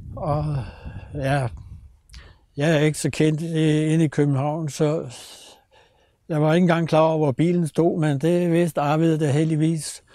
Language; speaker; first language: Danish; native; Danish